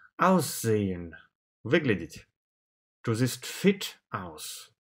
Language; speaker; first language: German; non-native, fluent; Russian